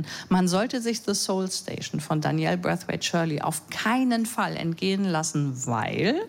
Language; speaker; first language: German; native; German